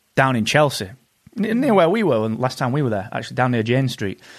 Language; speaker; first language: English; native; English